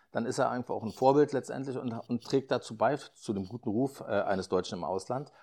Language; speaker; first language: German; native; German